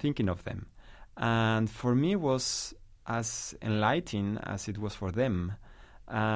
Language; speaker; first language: English; non-native, fluent; Spanish